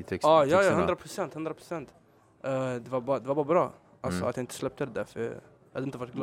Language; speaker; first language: Swedish; early bilingual, other home language; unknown